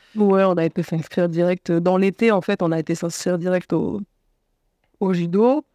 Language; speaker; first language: French; native; French